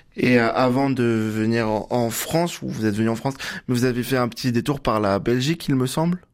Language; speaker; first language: French; native; French